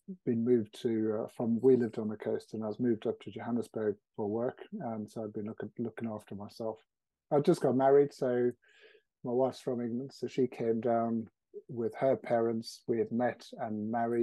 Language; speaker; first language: English; native; English